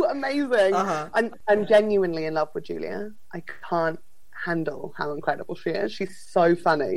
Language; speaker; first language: English; native; English